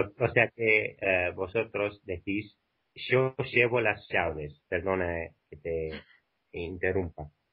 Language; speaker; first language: Spanish; non-native, fluent; Albanian